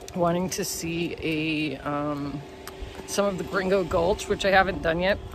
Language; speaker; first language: English; native; English